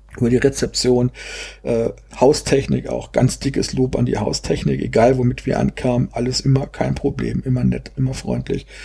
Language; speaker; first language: German; native; German